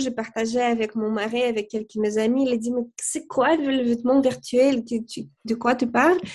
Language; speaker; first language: French; non-native, fluent; Russian